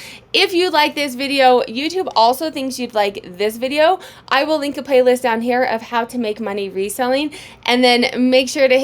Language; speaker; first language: English; native; English